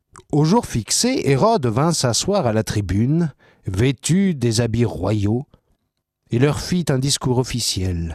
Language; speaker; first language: French; native; French